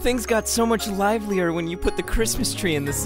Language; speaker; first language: English; native; English